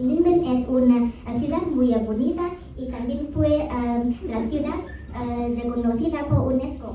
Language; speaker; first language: Spanish; non-native, learner; Vietnamese